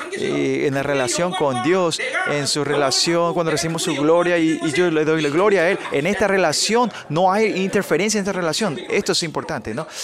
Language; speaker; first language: Spanish; non-native, fluent; Korean